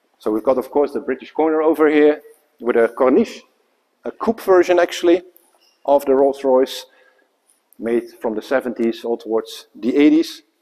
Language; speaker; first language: English; non-native, fluent; Dutch